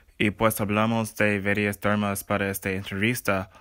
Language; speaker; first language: Spanish; non-native, learner; English